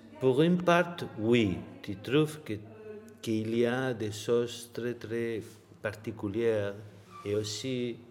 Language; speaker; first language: French; non-native, learner; Spanish